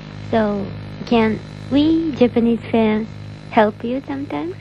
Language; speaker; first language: English; non-native, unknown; Japanese